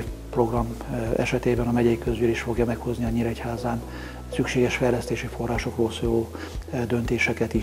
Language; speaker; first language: Hungarian; native; Hungarian